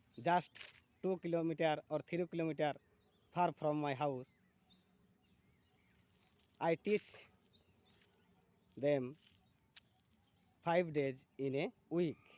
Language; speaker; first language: English; non-native, learner; Bangla